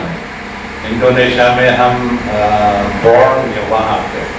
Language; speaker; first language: Hindi; early bilingual, heritage; Hindi